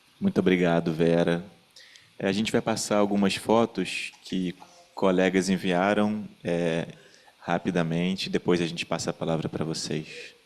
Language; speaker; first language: Portuguese; native; Portuguese